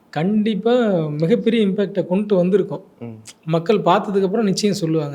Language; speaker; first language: Tamil; native; Tamil